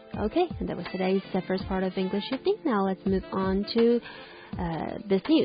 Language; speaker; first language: English; non-native, fluent; Chinese